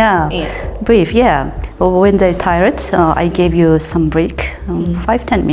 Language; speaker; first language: English; non-native, fluent; Uzbek